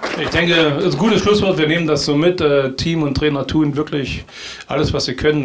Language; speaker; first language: German; native; German